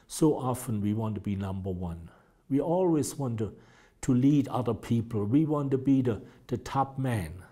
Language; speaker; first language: English; non-native, fluent; German